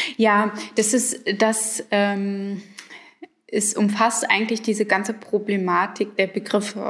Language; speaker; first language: German; early bilingual, other home language; Arabic